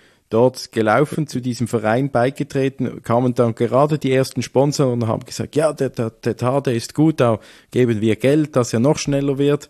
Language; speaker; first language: German; native; German